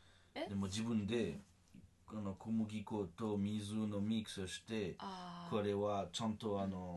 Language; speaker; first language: Japanese; non-native, learner; French